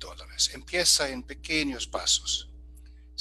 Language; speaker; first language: Spanish; non-native, fluent; German